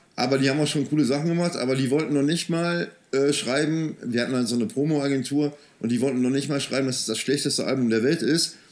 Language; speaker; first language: German; native; German